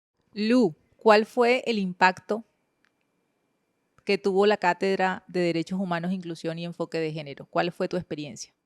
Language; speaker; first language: Spanish; native; Spanish